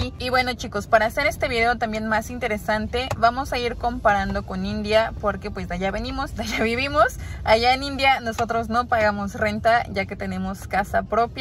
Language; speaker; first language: Spanish; native; Spanish